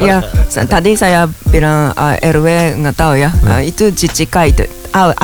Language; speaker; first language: Indonesian; non-native, learner; Japanese